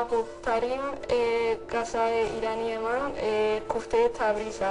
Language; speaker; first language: Persian; non-native, learner; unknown